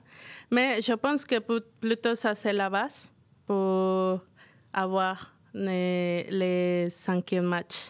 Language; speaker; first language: French; non-native, fluent; Spanish